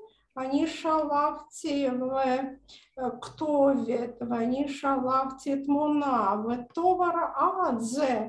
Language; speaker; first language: Hebrew; non-native, learner; Russian